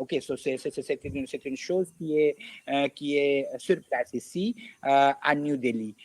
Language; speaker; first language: French; non-native, learner; Hindi